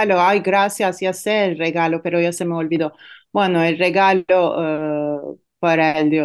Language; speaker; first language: Spanish; non-native, fluent; Turkish